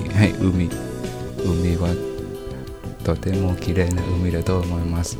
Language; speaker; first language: Japanese; non-native, learner; Vietnamese